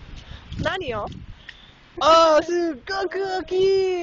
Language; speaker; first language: Japanese; non-native, learner; English